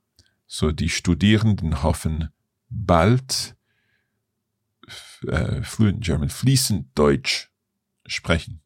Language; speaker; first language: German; non-native, learner; English